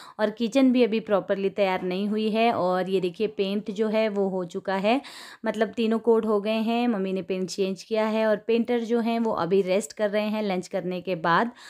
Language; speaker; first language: Hindi; non-native, local second language; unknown